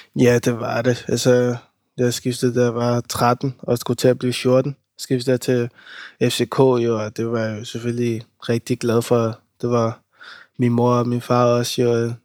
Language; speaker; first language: Danish; early bilingual, other home language; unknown